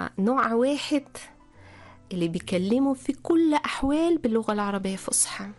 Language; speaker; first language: Arabic; non-native, fluent; Russian